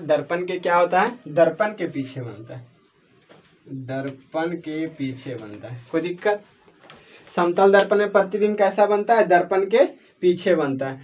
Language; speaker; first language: Hindi; native; Hindi